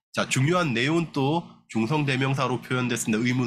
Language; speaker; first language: Korean; native; Korean